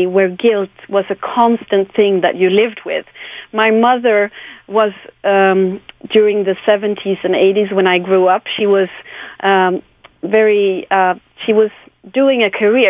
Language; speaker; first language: English; non-native, fluent; Swedish